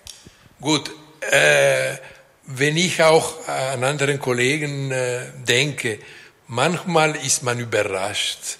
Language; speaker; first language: German; non-native, local second language; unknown